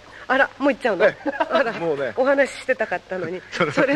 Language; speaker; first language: Japanese; native; Japanese